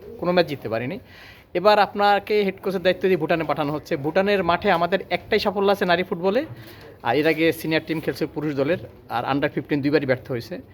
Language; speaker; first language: Bangla; native; Bangla